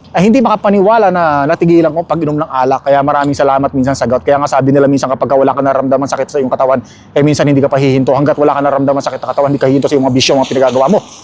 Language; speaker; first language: Filipino; native; Filipino